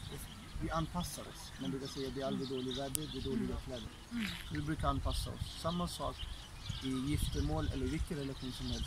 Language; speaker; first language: Swedish; non-native, fluent; Arabic